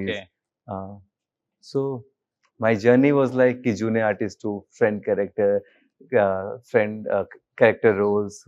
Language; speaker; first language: Telugu; non-native, learner; Hindi